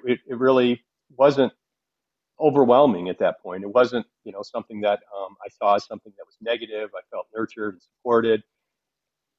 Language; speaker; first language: English; native; English